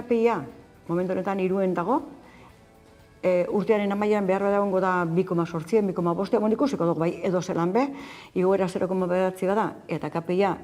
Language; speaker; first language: Basque; native; Basque